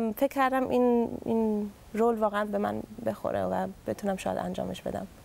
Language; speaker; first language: Persian; early bilingual, heritage; Persian